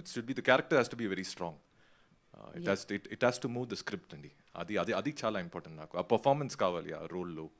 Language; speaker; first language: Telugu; non-native, learner; Tamil